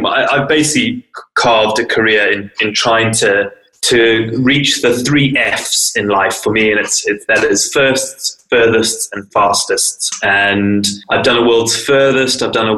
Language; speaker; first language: English; native; English